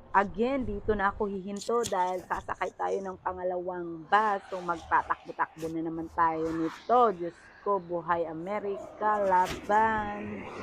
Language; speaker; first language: Filipino; native; Filipino